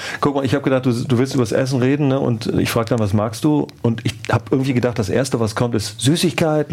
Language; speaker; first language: German; native; German